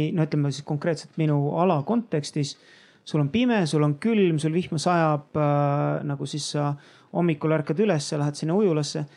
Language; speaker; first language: Estonian; native; Estonian